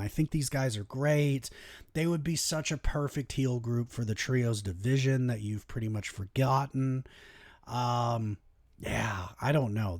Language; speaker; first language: English; native; English